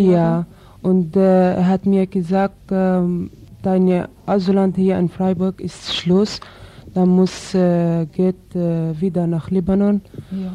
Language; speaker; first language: German; non-native, learner; Arabic